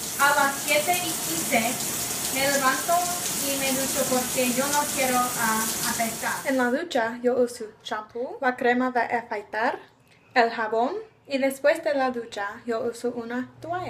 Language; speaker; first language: Spanish; non-native, learner; English